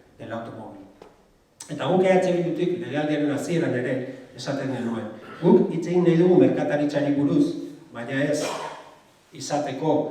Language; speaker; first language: Basque; non-native, local second language; Spanish